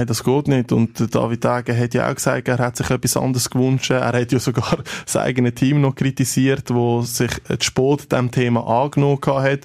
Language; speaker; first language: German; native; German